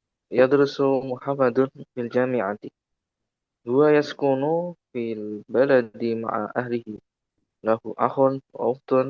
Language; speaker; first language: Arabic; non-native, learner; Indonesian